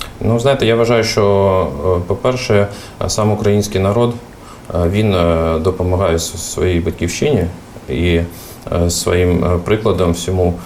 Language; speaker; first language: Ukrainian; non-native, fluent; Russian